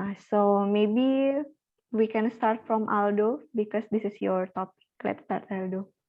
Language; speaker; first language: English; non-native, learner; Indonesian